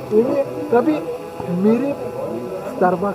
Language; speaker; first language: Indonesian; non-native, fluent; Turkish